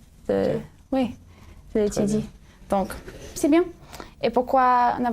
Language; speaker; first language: French; non-native, learner; English